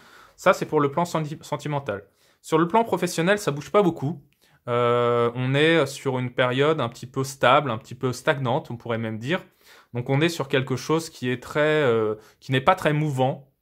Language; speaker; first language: French; native; French